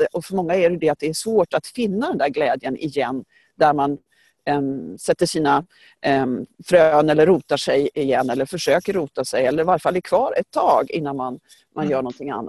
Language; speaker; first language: Swedish; native; Swedish